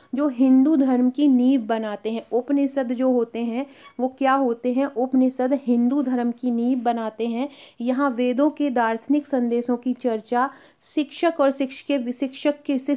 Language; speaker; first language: Hindi; native; Hindi